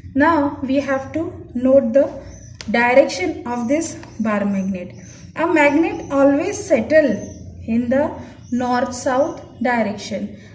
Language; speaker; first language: English; non-native, local second language; Marathi